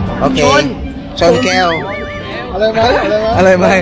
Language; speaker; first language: Thai; non-native, learner; Filipino